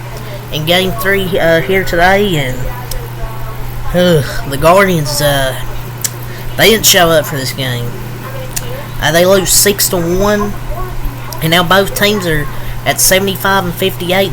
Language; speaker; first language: English; native; English